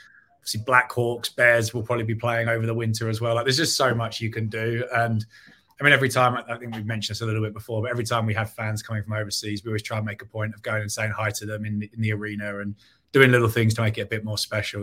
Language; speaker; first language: English; native; English